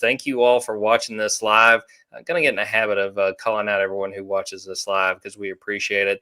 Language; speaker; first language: English; native; English